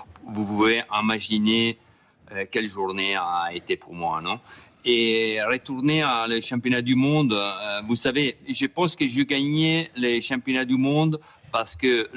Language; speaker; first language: French; non-native, fluent; Italian